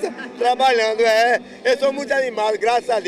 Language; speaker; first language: Portuguese; native; Portuguese